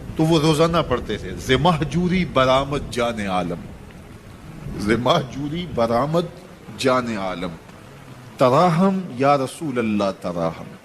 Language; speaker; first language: Urdu; non-native, local second language; Punjabi